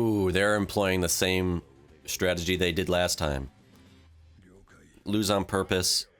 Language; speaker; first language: English; native; English